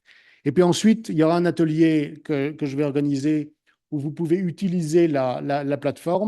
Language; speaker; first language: French; native; French